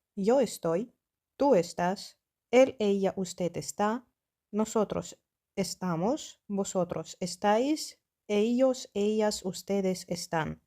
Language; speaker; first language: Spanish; non-native, fluent; Ukrainian